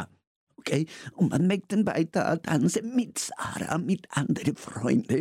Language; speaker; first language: German; non-native, learner; Spanish